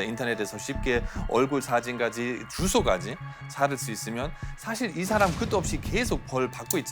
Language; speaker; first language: Korean; non-native, fluent; German